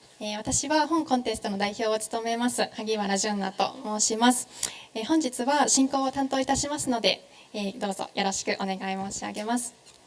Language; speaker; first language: Japanese; native; Japanese